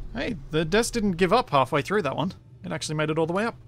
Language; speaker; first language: English; native; English